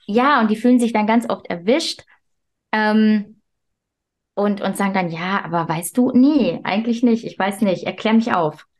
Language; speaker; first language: German; early bilingual, other home language; Turkish